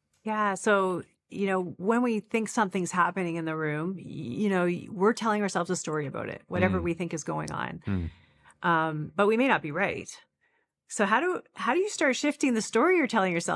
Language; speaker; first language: English; native; English